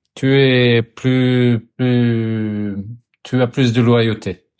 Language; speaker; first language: French; non-native, fluent; Swedish